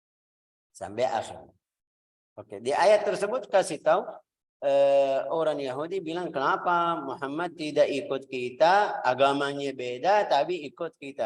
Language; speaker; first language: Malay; non-native, fluent; Arabic